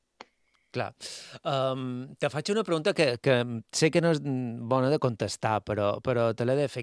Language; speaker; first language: Catalan; native; Catalan